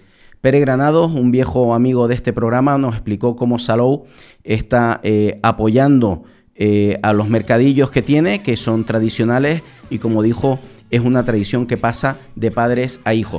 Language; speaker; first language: Spanish; native; Spanish